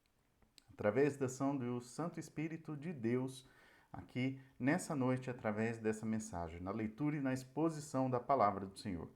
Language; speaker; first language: Portuguese; native; Portuguese